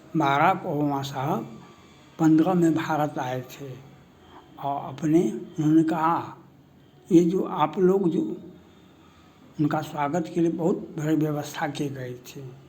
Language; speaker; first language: Hindi; native; Hindi